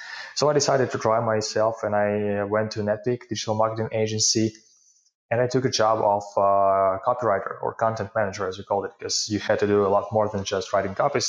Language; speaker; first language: English; non-native, fluent; Ukrainian